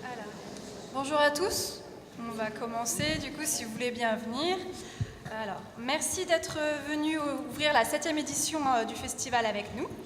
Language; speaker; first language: French; native; French